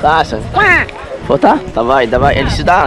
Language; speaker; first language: Russian; non-native, learner; Arabic